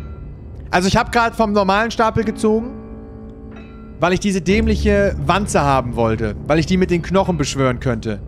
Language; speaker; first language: German; native; German